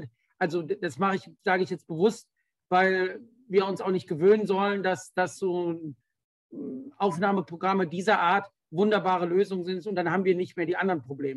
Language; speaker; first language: German; native; German